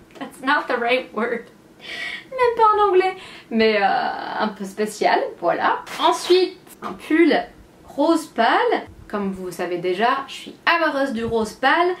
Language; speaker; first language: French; non-native, fluent; English